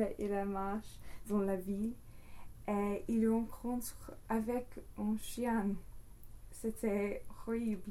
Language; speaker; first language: French; non-native, learner; English